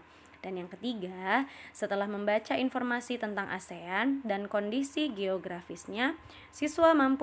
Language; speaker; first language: Indonesian; native; Indonesian